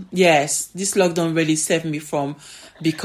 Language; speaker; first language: English; non-native, fluent; French